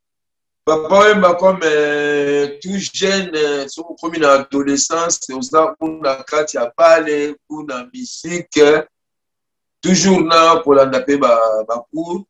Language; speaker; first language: French; non-native, local second language; Lingala